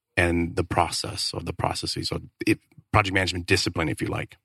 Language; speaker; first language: English; non-native, fluent; Danish